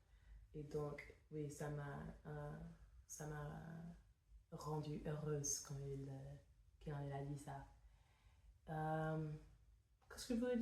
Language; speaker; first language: French; non-native, fluent; English